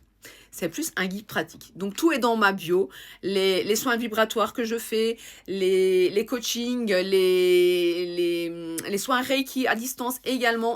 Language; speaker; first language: French; native; French